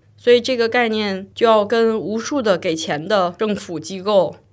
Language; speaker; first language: Chinese; native; Chinese